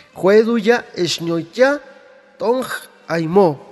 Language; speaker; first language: Spanish; native; Spanish